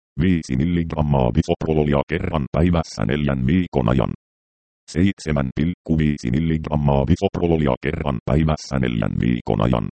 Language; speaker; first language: Finnish; native; Finnish